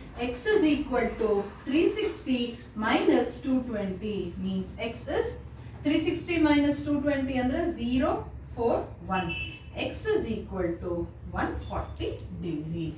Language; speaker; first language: English; non-native, local second language; Kannada